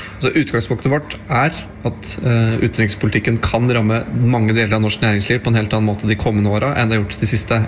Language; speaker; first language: Norwegian; native; Norwegian